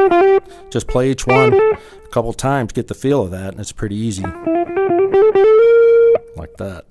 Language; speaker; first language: English; native; English